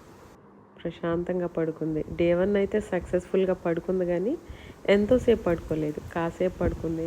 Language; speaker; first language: Telugu; native; Telugu